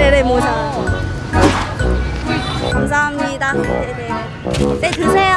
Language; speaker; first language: Korean; non-native, learner; Vietnamese